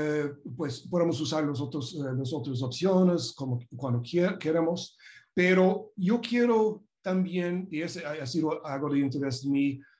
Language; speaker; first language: Spanish; non-native, fluent; English